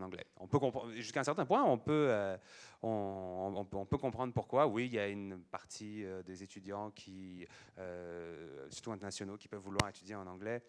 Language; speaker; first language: French; native; French